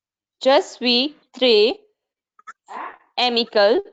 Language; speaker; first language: French; non-native, learner; Hindi